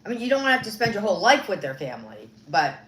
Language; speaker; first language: English; native; English